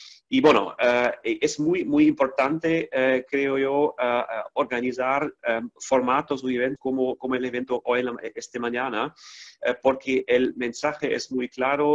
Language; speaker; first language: Spanish; non-native, fluent; German